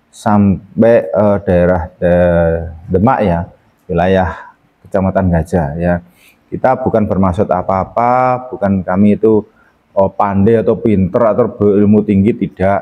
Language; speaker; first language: Indonesian; native; Indonesian